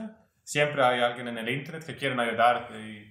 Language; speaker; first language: Spanish; non-native, learner; Swedish